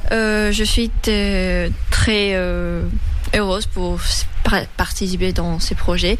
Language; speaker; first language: French; non-native, learner; Spanish